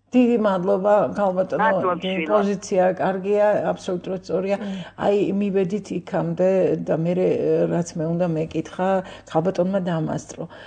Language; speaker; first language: Georgian; native; Georgian